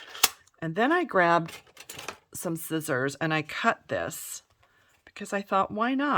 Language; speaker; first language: English; native; English